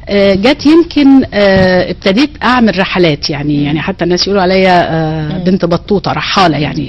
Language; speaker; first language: Arabic; native; Arabic